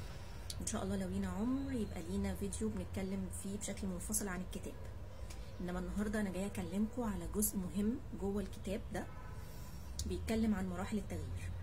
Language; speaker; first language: Arabic; native; Arabic